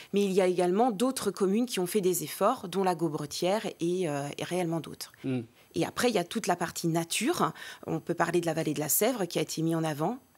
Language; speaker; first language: French; native; French